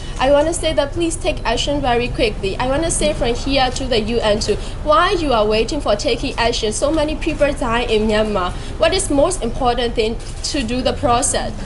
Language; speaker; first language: English; non-native, fluent; Burmese